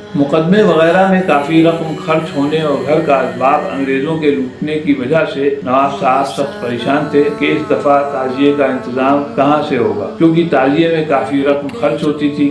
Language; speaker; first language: Urdu; native; Urdu